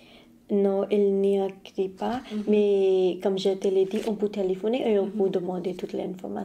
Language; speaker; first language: French; non-native, learner; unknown